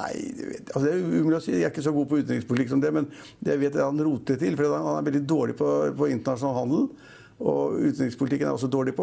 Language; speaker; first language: Norwegian; native; Norwegian